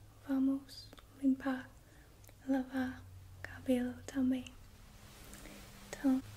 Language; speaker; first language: Portuguese; non-native, learner; English